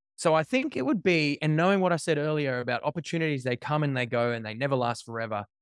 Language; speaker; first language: English; native; English